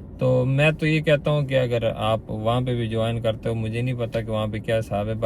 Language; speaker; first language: Urdu; non-native, local second language; Pashto